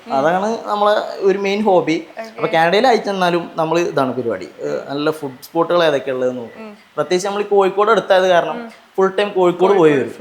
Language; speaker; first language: Malayalam; native; Malayalam